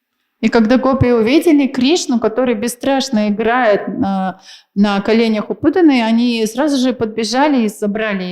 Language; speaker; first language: Russian; native; Russian